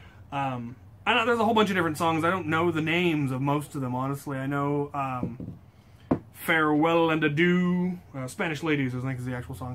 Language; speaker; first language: English; native; English